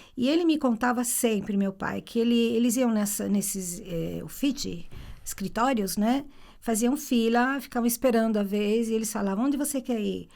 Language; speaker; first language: Portuguese; early bilingual, other home language; Italian